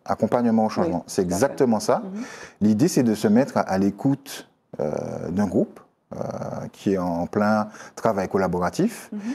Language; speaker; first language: French; native; French